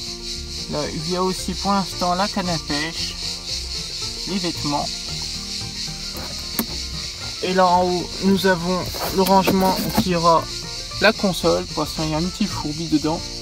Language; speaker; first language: French; native; French